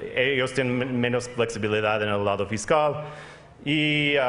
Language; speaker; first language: Spanish; non-native, fluent; English